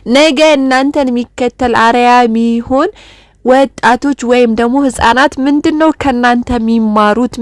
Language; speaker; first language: Amharic; non-native, local second language; Oromo